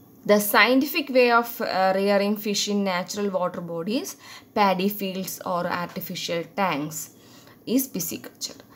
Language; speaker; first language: English; non-native, local second language; Malayalam